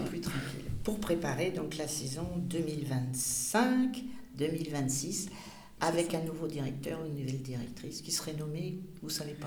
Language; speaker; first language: French; native; French